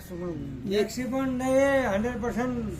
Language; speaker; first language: Hindi; non-native, learner; Nepali